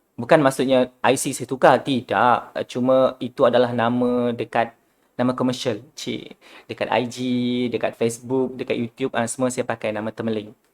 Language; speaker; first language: Malay; native; Malay